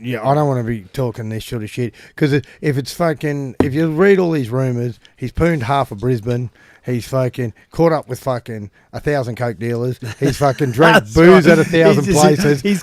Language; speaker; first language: English; native; English